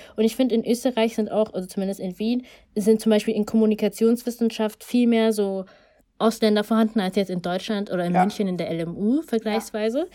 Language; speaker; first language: German; early bilingual, other home language; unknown